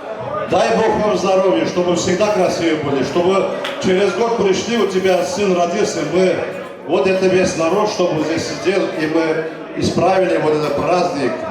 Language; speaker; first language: Russian; non-native, local second language; Armenian